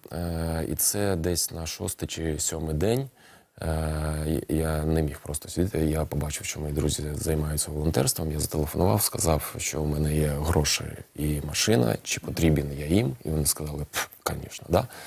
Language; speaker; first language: Ukrainian; non-native, fluent; Russian